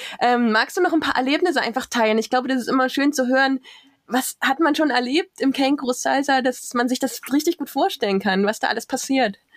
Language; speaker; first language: German; native; German